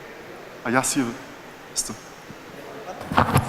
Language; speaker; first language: Spanish; non-native, learner; German